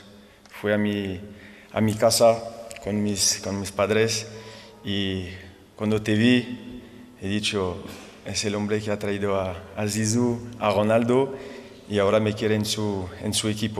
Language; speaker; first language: Spanish; non-native, fluent; French